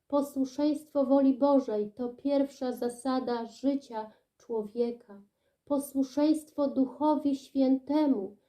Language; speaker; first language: Polish; native; Polish